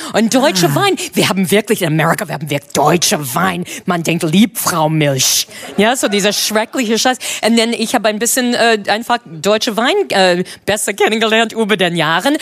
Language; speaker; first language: German; non-native, fluent; English